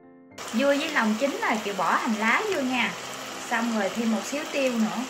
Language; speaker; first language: Vietnamese; native; Vietnamese